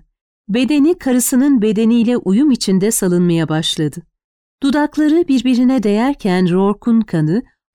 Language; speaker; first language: Turkish; native; Turkish